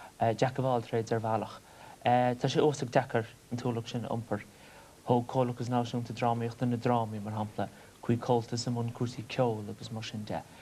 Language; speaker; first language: Irish; native; Irish